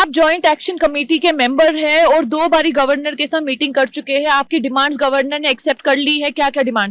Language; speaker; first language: Hindi; native; Hindi